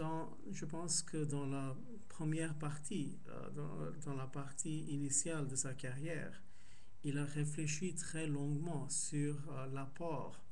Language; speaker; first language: French; non-native, fluent; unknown